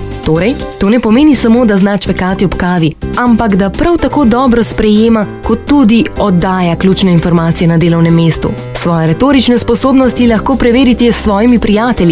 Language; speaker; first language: Slovenian; native; Slovenian